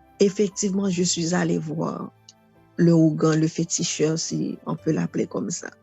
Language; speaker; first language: French; non-native, local second language; Haitian Creole